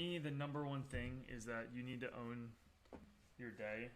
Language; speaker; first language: English; native; English